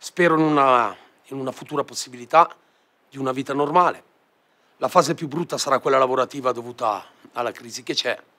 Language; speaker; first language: Italian; native; Italian